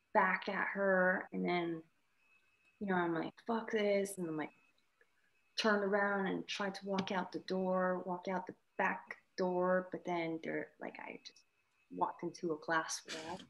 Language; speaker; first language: English; native; English